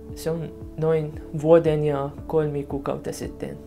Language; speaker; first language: Finnish; non-native, fluent; Arabic